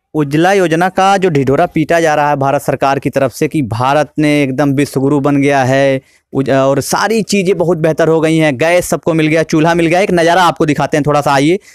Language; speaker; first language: Hindi; native; Hindi